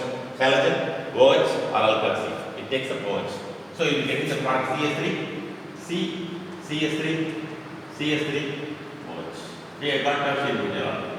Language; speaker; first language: English; non-native, local second language; Tamil